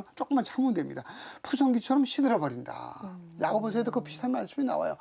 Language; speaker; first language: Korean; native; Korean